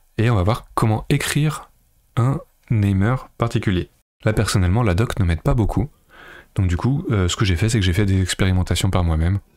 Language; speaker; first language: French; native; French